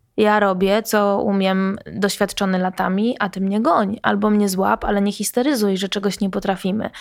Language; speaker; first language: Polish; native; Polish